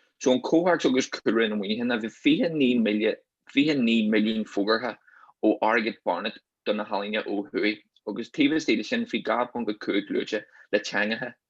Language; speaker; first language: Irish; native; Irish